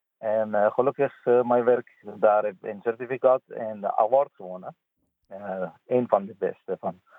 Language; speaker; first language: Dutch; non-native, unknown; Persian